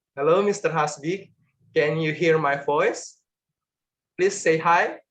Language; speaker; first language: English; non-native, learner; Indonesian